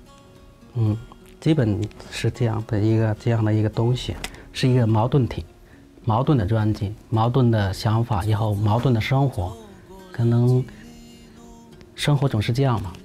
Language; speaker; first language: Chinese; non-native, local second language; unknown